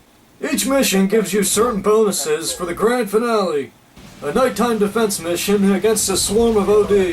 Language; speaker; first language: English; native; English